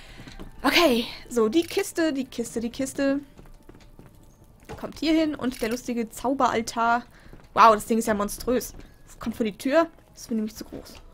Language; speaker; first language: German; native; German